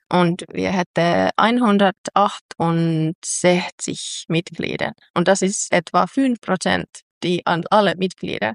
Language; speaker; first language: German; non-native, learner; Finnish